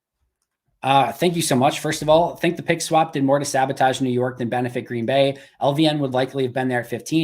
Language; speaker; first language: English; native; English